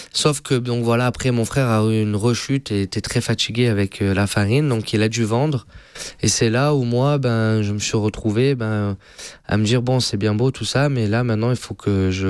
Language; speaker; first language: French; native; French